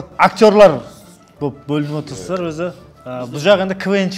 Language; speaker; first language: Kazakh; native; Kazakh